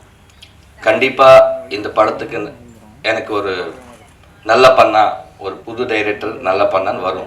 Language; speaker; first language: Tamil; non-native, learner; Telugu